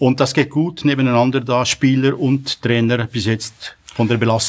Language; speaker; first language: German; native; German